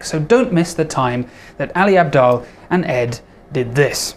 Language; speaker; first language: English; native; English